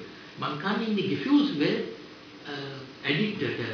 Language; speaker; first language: German; non-native, fluent; Sinhala